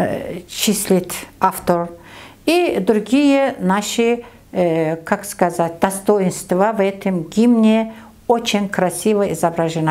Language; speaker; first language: Russian; non-native, learner; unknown